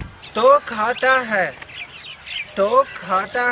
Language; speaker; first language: Hindi; non-native, fluent; Arabic